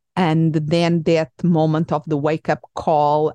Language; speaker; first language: English; non-native, fluent; Portuguese